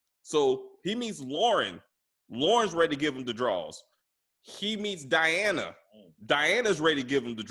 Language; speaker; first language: English; native; English